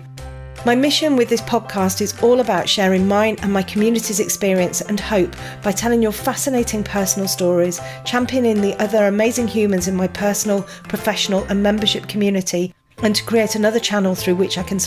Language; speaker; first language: English; native; English